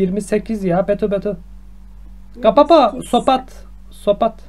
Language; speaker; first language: Indonesian; non-native, fluent; Turkish